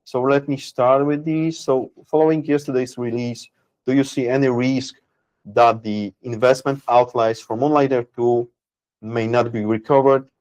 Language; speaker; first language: English; non-native, fluent; Polish